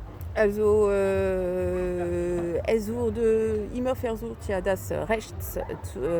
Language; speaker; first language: German; non-native, fluent; French